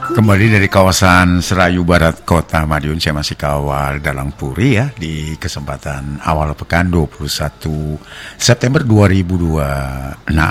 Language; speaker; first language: Indonesian; non-native, local second language; Javanese